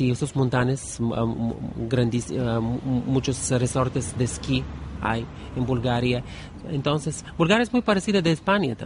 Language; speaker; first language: Spanish; non-native, learner; Bulgarian